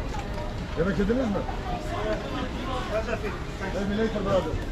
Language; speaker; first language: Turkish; non-native, learner; Punjabi